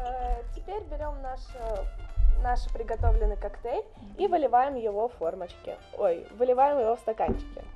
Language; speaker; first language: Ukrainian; non-native, local second language; Russian